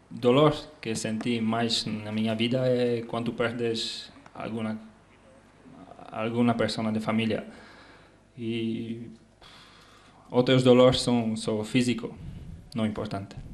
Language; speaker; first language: Spanish; non-native, learner; Polish